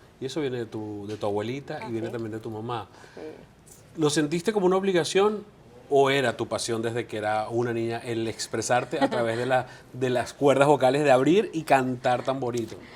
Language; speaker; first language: Spanish; native; Spanish